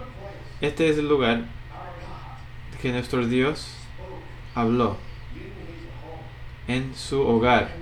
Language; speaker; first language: Spanish; non-native, fluent; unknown